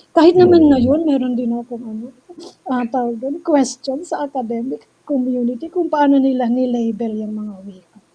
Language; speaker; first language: Filipino; native; Filipino